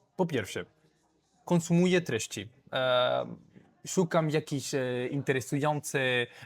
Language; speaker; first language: Polish; non-native, learner; Spanish